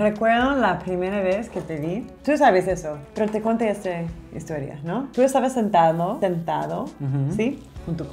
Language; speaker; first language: Spanish; non-native, learner; English